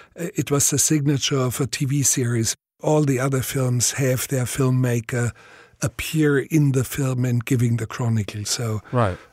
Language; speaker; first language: English; non-native, fluent; German